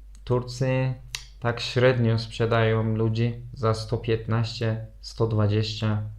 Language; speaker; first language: Polish; non-native, fluent; Turkish